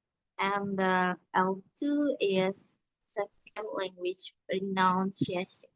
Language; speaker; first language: English; non-native, learner; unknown